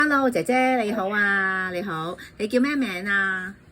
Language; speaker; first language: Cantonese; native; Cantonese